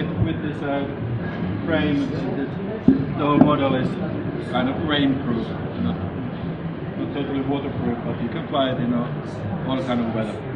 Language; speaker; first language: English; non-native, fluent; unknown